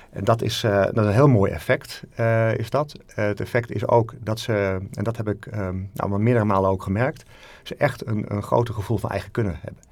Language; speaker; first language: Dutch; native; Dutch